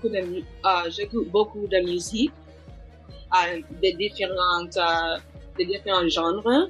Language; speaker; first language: French; non-native, local second language; English